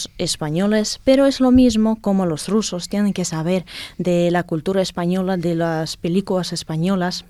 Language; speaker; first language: Spanish; non-native, fluent; Russian